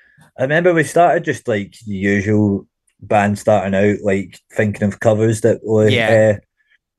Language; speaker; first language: English; native; English